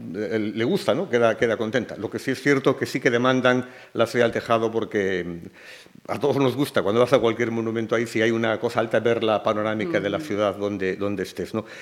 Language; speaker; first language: Spanish; native; Spanish